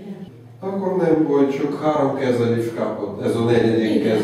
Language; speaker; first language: Hungarian; non-native, learner; Russian